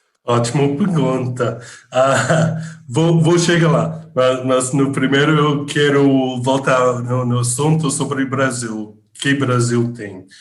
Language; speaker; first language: Portuguese; non-native, fluent; English